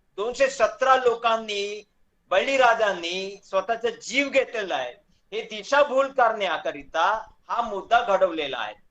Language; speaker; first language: Marathi; non-native, local second language; Hindi